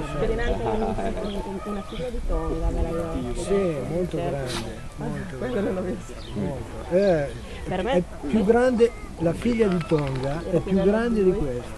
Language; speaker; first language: Italian; non-native, learner; Hungarian